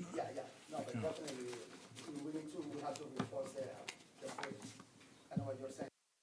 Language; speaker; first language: English; non-native, fluent; Spanish